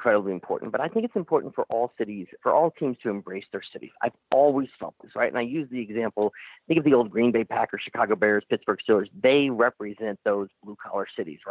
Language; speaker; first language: English; native; English